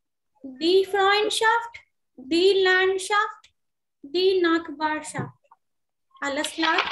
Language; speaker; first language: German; non-native, learner; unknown